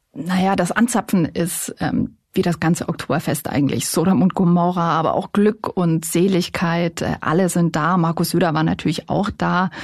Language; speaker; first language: German; native; German